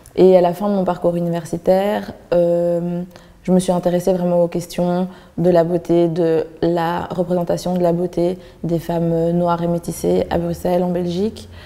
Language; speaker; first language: French; early bilingual, other home language; Kinyarwanda